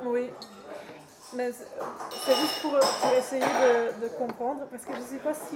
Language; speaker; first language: French; non-native, learner; Dutch